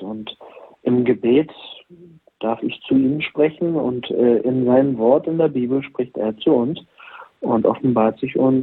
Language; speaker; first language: German; native; German